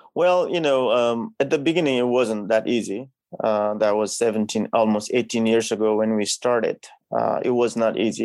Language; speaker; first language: English; non-native, local second language; Nepali